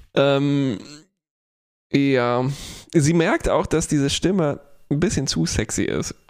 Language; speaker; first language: German; non-native, fluent; Polish